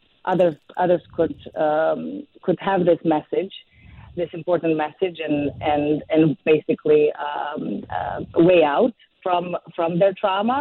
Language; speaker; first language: English; non-native, fluent; Serbian